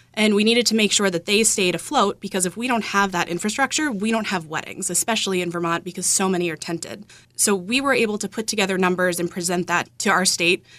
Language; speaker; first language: English; native; English